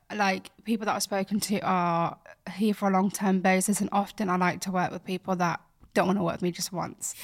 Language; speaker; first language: English; native; English